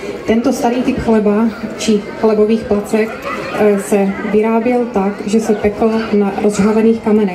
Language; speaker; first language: Czech; native; Czech